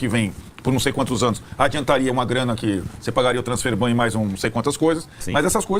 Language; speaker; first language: Portuguese; native; Portuguese